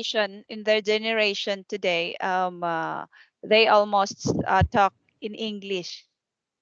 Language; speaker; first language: English; non-native, fluent; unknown